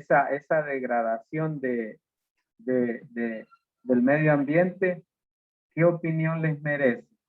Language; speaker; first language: Spanish; native; Spanish